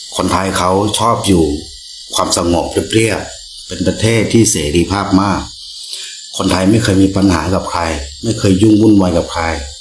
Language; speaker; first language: Thai; non-native, local second language; Karen languages